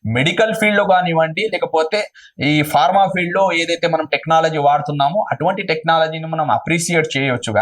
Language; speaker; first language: Telugu; non-native, local second language; Urdu